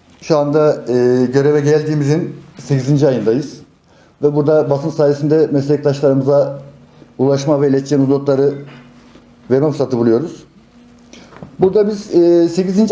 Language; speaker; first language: Turkish; native; Turkish